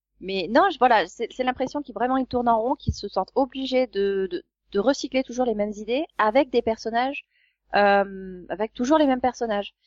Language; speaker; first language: French; native; French